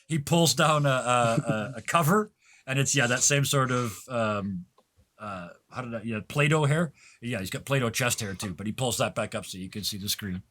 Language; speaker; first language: English; native; English